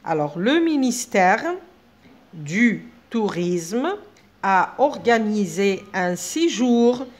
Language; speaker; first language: French; non-native, local second language; Arabic